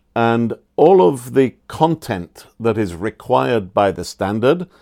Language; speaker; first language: English; native; English